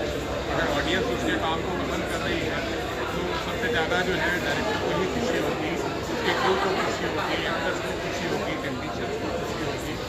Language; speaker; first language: Hindi; native; Hindi